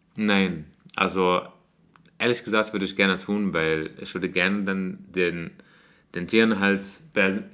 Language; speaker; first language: German; non-native, fluent; Arabic